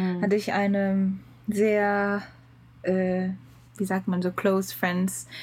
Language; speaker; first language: German; non-native, learner; Japanese